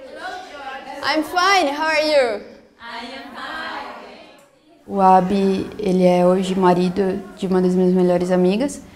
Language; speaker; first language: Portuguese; native; Portuguese